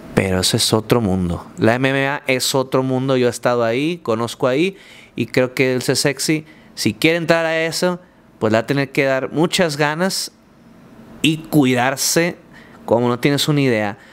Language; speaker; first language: Spanish; native; Spanish